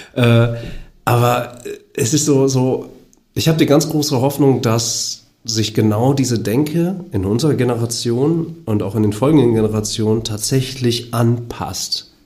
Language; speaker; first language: German; native; German